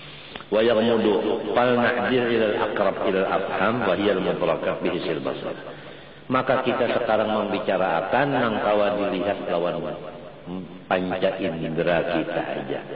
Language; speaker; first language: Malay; non-native, local second language; Banjar